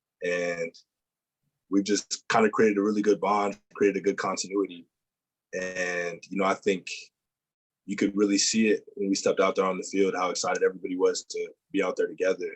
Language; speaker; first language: English; native; English